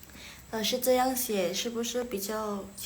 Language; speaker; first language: Chinese; non-native, fluent; Indonesian